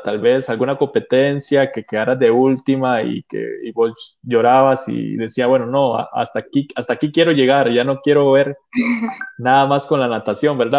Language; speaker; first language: Spanish; native; Spanish